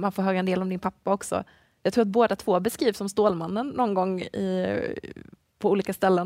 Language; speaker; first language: Swedish; native; Swedish